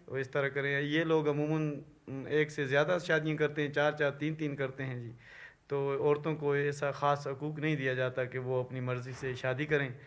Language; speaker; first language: Urdu; non-native, local second language; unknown